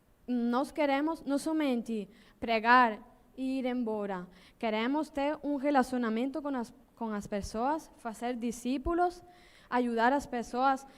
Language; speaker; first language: Portuguese; non-native, learner; Spanish